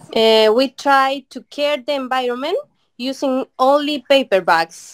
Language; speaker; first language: English; non-native, learner; Spanish